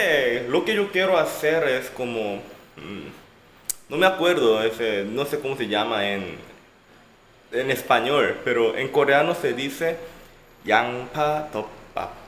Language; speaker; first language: Spanish; non-native, learner; Korean